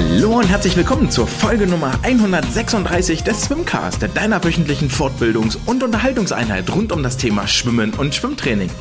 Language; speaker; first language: German; native; German